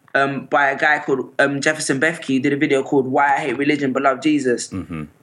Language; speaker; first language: English; native; English